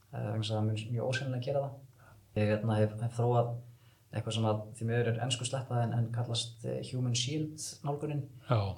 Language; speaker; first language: Icelandic; early bilingual, heritage; Icelandic